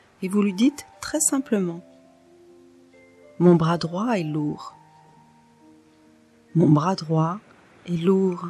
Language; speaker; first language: French; native; French